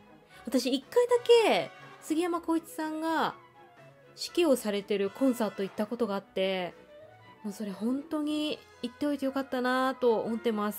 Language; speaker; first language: Japanese; native; Japanese